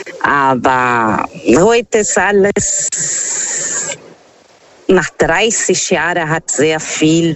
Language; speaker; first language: German; non-native, learner; Portuguese